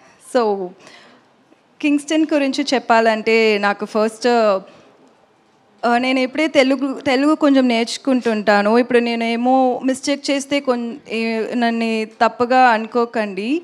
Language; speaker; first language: Telugu; non-native, learner; Tamil